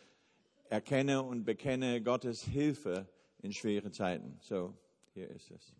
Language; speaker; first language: German; non-native, fluent; English